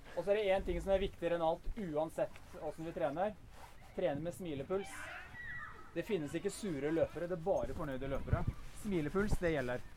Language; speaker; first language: Norwegian; native; Norwegian